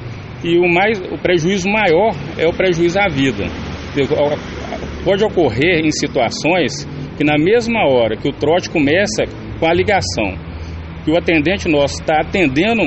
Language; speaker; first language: Portuguese; native; Portuguese